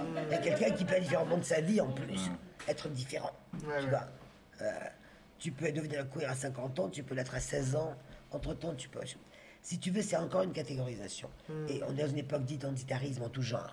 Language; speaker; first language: French; native; French